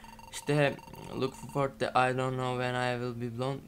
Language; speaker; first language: English; non-native, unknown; Turkish